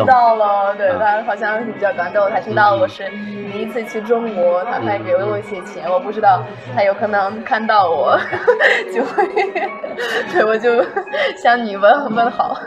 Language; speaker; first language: Chinese; non-native, fluent; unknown